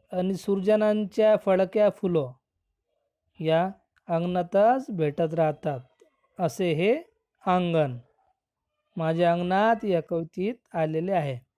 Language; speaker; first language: Marathi; non-native, local second language; Urdu